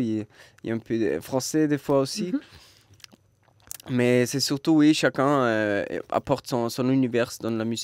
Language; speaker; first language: French; non-native, learner; German